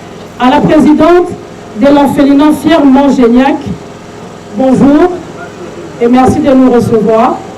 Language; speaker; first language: French; non-native, local second language; Lingala